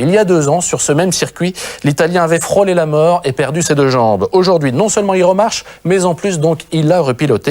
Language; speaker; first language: French; native; French